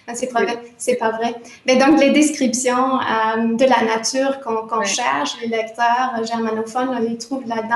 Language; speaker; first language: French; non-native, fluent; German